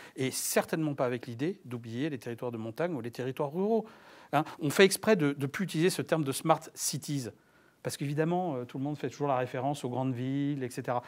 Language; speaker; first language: French; native; French